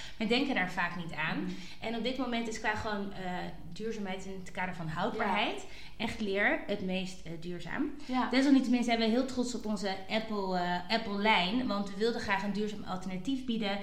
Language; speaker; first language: Dutch; native; Dutch